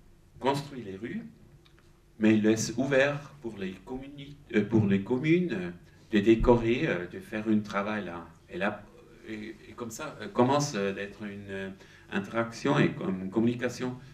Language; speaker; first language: French; non-native, learner; German